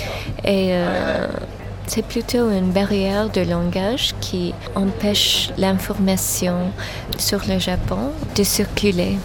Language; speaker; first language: French; non-native, fluent; English